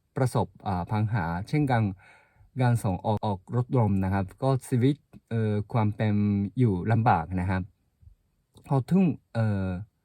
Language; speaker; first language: Thai; non-native, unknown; Japanese